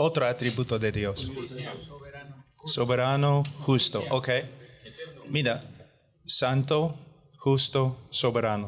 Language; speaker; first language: Spanish; non-native, fluent; English